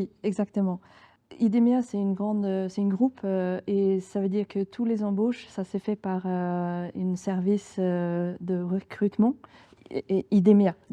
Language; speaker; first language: French; non-native, fluent; Swedish